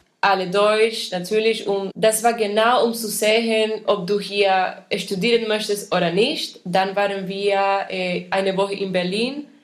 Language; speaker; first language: German; non-native, fluent; Spanish